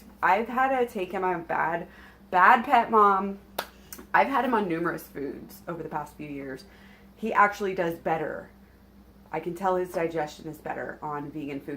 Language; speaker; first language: English; native; English